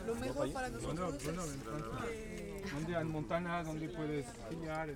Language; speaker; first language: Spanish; non-native, learner; French